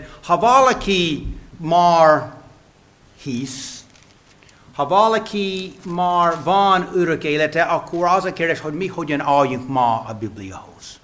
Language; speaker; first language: Hungarian; non-native, fluent; English